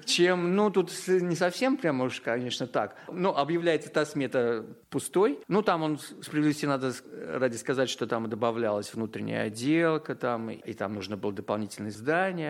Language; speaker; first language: Russian; native; Russian